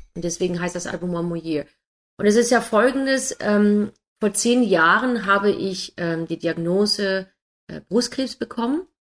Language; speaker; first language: German; non-native, fluent; English